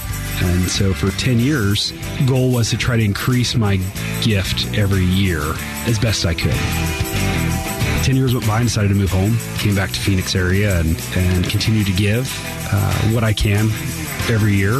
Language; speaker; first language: English; native; English